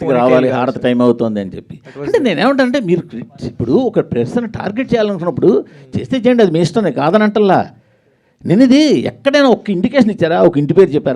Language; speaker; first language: Telugu; native; Telugu